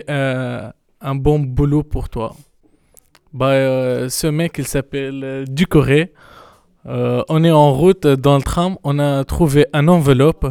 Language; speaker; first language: French; non-native, fluent; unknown